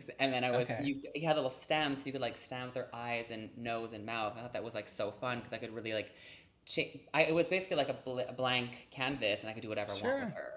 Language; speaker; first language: English; native; English